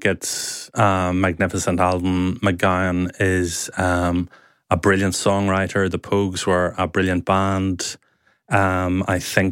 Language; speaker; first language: English; native; English